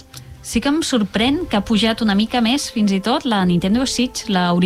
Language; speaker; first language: Catalan; native; Catalan